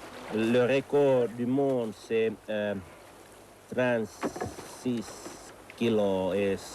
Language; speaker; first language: French; non-native, learner; Finnish